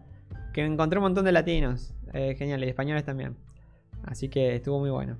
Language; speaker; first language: Spanish; native; Spanish